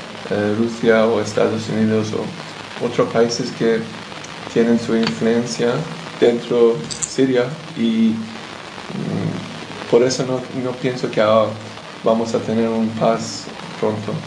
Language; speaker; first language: Spanish; non-native, learner; English